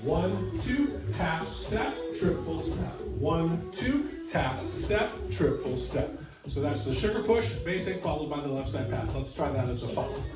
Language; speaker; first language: English; native; English